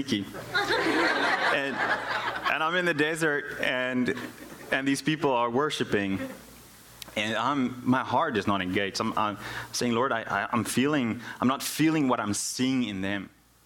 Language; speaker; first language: English; non-native, local second language; Afrikaans